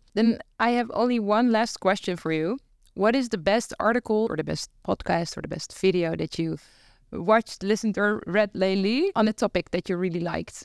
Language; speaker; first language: English; non-native, fluent; Dutch